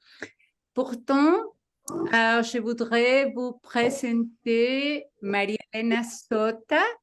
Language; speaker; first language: French; non-native, fluent; Spanish